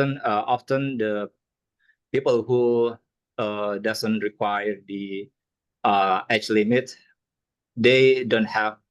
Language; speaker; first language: English; non-native, learner; Indonesian